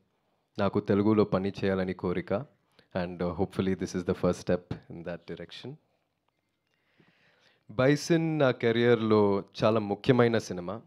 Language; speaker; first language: Telugu; non-native, learner; Tamil